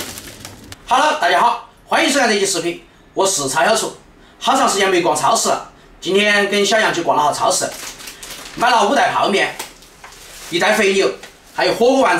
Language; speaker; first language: Chinese; native; Chinese